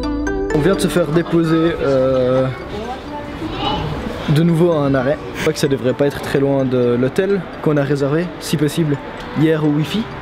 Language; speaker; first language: French; native; French